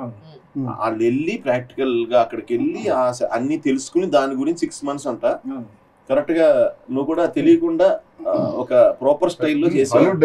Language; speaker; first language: Telugu; native; Telugu